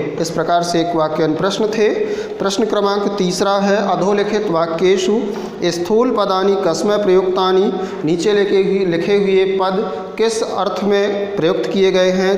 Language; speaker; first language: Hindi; native; Hindi